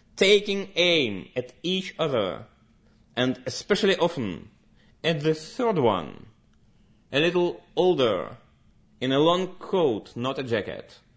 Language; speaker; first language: English; non-native, fluent; Russian